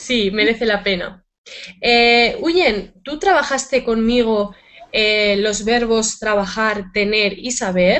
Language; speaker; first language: Spanish; native; Spanish